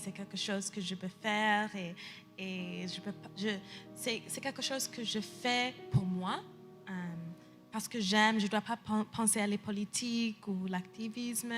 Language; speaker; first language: French; early bilingual, heritage; English